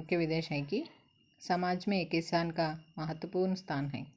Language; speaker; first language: Hindi; non-native, local second language; Telugu